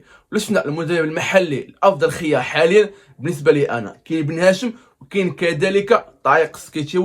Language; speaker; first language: Arabic; native; Arabic